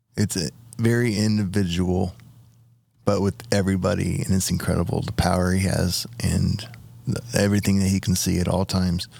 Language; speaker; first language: English; native; English